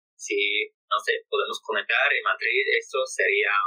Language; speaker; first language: Spanish; non-native, learner; English